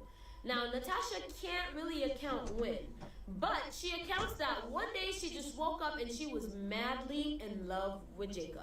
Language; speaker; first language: English; early bilingual, other home language; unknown